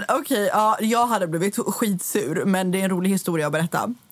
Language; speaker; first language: Swedish; native; Swedish